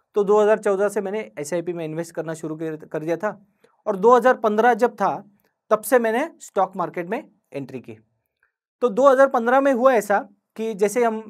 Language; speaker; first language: Hindi; non-native, local second language; Marathi